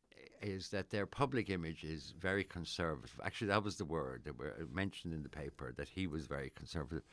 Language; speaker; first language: English; native; English